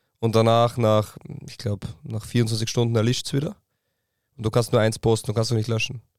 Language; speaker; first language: German; native; German